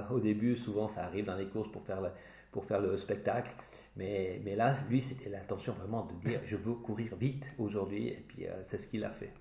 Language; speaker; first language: French; native; French